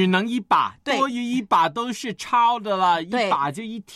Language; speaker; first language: Chinese; native; Chinese